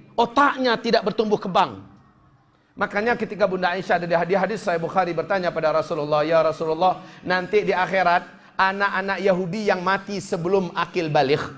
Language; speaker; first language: Indonesian; non-native, local second language; Minangkabau